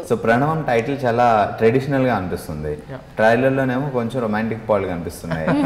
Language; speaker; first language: Telugu; native; Telugu